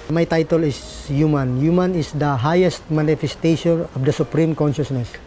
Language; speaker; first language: English; non-native, local second language; Waray